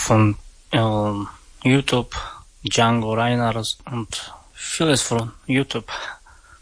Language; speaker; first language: German; non-native, learner; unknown